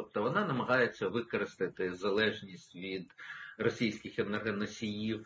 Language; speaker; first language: Ukrainian; native; Ukrainian